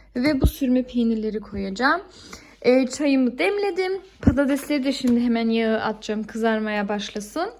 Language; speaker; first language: Turkish; early bilingual, heritage; Turkish